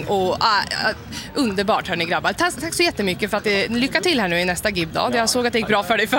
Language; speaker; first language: Swedish; native; Swedish